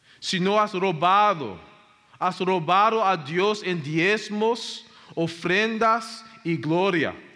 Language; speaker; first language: Spanish; non-native, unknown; English